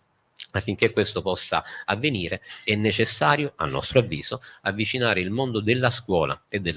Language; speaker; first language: Italian; native; Italian